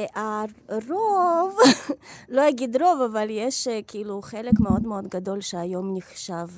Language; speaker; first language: Hebrew; non-native, fluent; Ukrainian